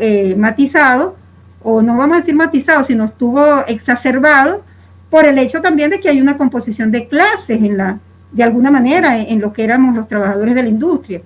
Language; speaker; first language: Spanish; native; Spanish